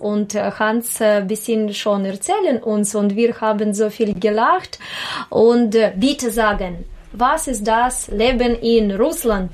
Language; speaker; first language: German; non-native, learner; Russian